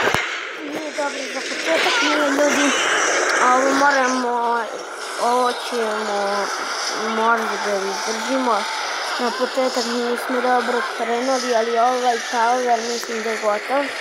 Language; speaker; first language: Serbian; early bilingual, heritage; Serbian